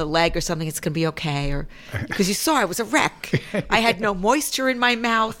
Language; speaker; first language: English; native; English